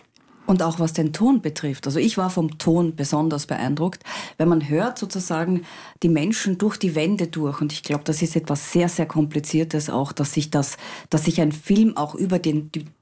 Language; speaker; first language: German; native; German